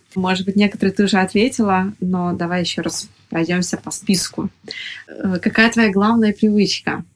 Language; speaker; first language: Russian; native; Russian